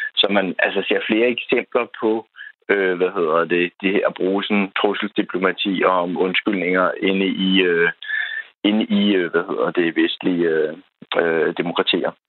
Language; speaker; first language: Danish; native; Danish